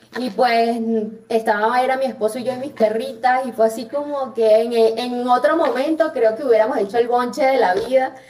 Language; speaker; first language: Spanish; native; Spanish